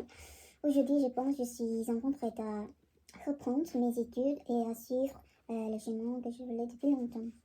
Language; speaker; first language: French; non-native, learner; Korean